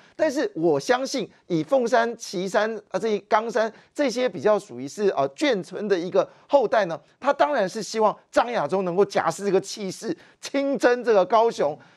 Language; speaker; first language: Chinese; native; Chinese